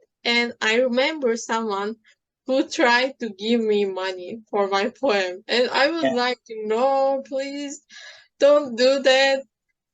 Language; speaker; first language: English; non-native, fluent; Turkish